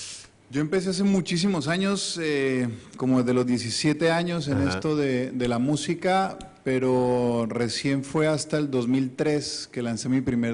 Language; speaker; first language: Spanish; native; Spanish